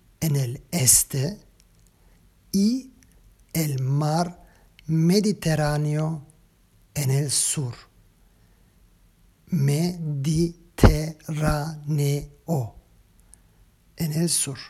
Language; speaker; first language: Spanish; non-native, learner; Turkish